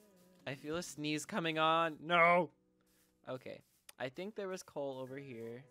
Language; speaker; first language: English; native; English